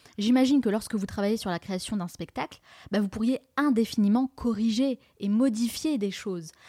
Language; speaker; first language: French; native; French